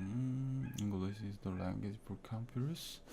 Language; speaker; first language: English; non-native, learner; Korean